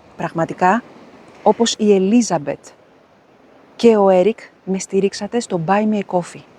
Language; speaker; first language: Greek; native; Greek